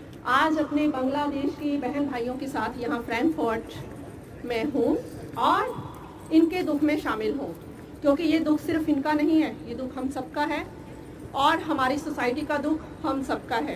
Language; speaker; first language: Hindi; native; Hindi